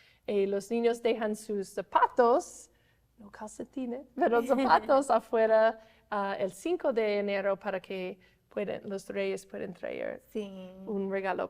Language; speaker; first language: Spanish; non-native, fluent; English